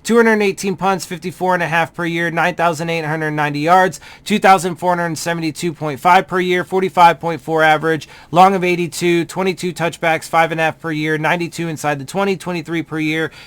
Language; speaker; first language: English; native; English